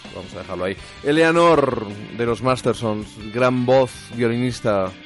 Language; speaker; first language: Spanish; native; Spanish